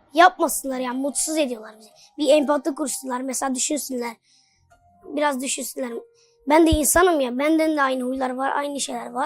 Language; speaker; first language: Turkish; early bilingual, other home language; Arabic